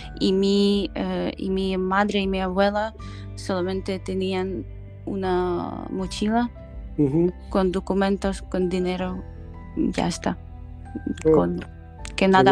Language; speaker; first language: Spanish; non-native, fluent; Ukrainian